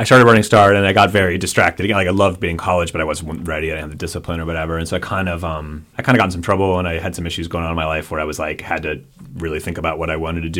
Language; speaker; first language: English; native; English